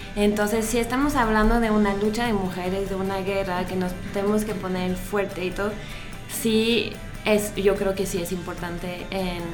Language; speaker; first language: Spanish; non-native, fluent; French